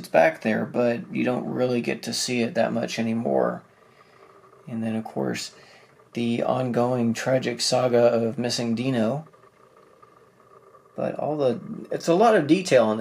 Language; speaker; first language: English; native; English